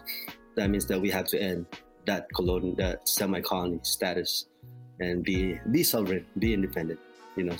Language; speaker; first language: English; non-native, local second language; Filipino